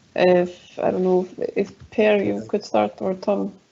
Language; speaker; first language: English; non-native, fluent; Icelandic